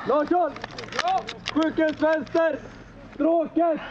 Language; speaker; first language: Swedish; native; Swedish